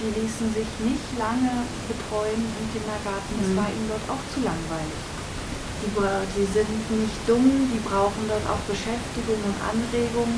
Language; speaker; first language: German; native; German